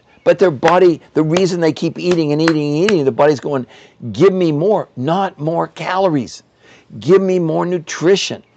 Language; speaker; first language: English; native; English